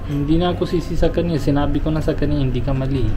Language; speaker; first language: Filipino; non-native, learner; Punjabi